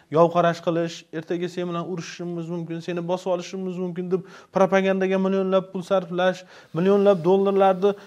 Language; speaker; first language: Uzbek; native; Uzbek